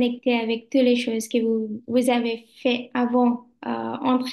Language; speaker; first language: French; non-native, learner; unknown